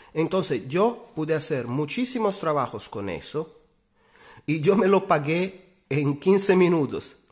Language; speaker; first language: Spanish; non-native, fluent; Italian